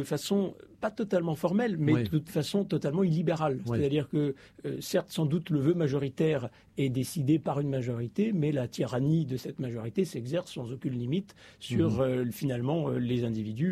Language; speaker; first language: French; native; French